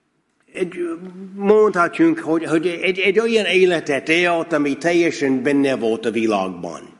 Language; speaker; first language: Hungarian; non-native, fluent; English